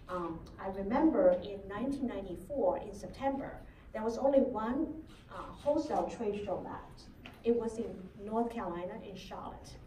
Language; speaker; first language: English; non-native, fluent; Chinese